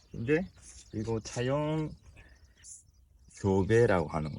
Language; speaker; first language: Korean; non-native, learner; Japanese